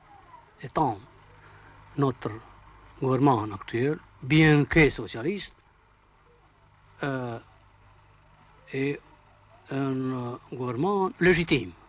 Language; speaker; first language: French; non-native, fluent; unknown